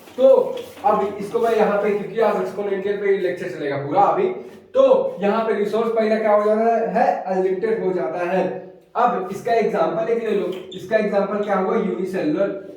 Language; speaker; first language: Hindi; native; Hindi